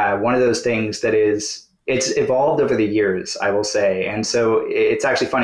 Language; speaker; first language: English; native; English